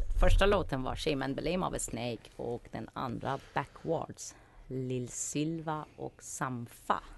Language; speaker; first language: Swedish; non-native, fluent; Persian